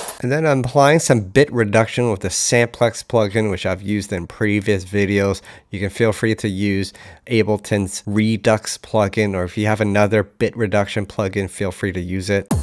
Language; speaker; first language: English; native; English